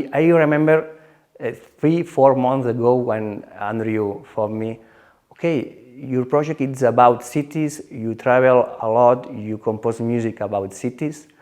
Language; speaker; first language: English; non-native, learner; Spanish